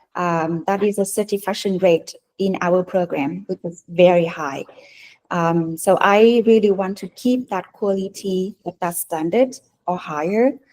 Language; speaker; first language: English; non-native, fluent; Vietnamese